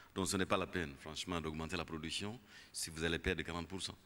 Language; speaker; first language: French; non-native, local second language; Kinyarwanda